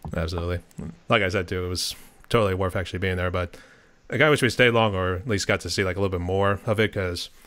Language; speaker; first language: English; native; English